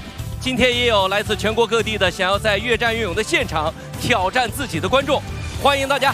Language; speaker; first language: Chinese; native; Chinese